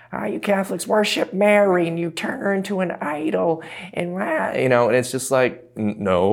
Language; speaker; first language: English; early bilingual, other home language; Korean